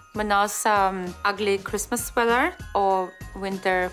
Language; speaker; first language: Danish; non-native, fluent; Russian